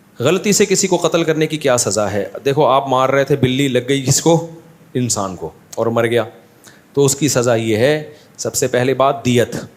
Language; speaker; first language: Urdu; native; Urdu